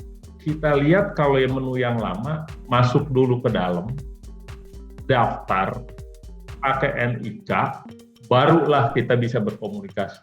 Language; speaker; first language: Indonesian; native; Indonesian